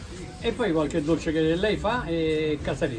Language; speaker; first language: Italian; native; Italian